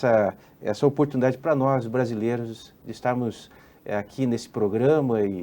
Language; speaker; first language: Portuguese; native; Portuguese